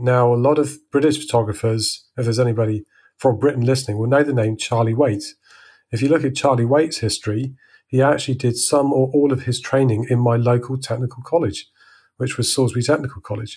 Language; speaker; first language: English; native; English